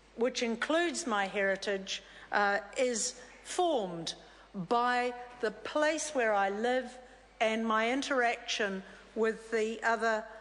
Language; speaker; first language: English; native; English